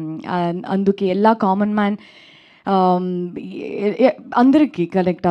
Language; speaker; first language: Telugu; non-native, learner; Kannada